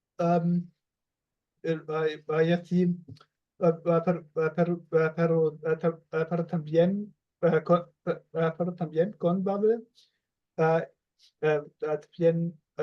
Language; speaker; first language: Spanish; non-native, learner; German